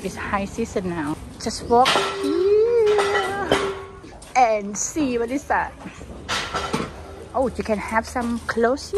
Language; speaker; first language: English; non-native, learner; Thai